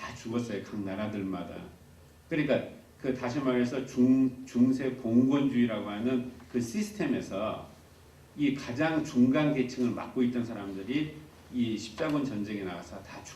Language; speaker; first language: Korean; native; Korean